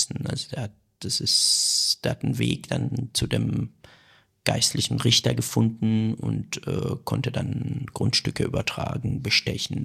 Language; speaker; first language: German; non-native, fluent; Persian